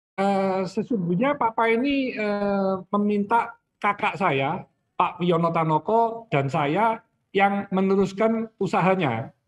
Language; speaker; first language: Indonesian; native; Indonesian